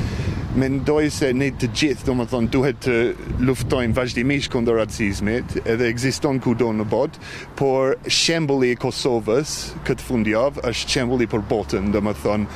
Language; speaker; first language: Albanian; non-native, fluent; English